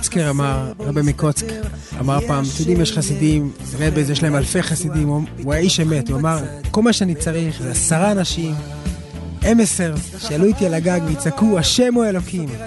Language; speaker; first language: Hebrew; native; Hebrew